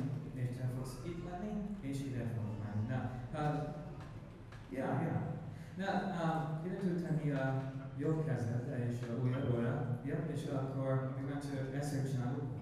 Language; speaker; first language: Hungarian; non-native, learner; English